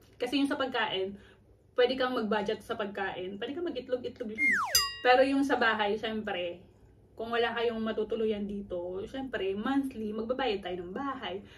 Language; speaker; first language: Filipino; native; Filipino